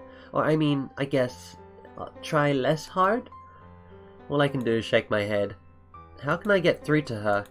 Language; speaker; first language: English; native; English